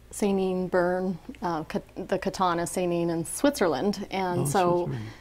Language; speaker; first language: English; native; English